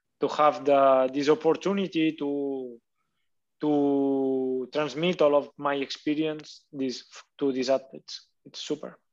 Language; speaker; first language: English; non-native, learner; Catalan